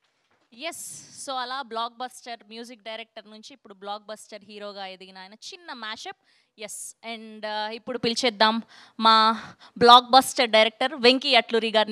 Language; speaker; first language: Telugu; native; Telugu